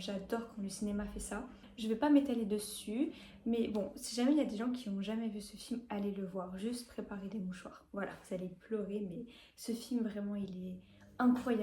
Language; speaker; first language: French; native; French